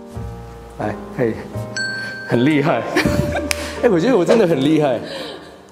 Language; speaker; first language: Chinese; non-native, fluent; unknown